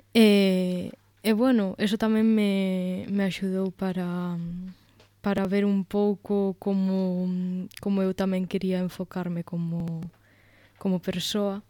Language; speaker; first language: Galician; native; Galician